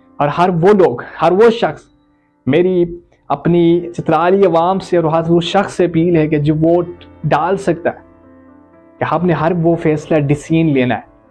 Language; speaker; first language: Urdu; non-native, local second language; Khowar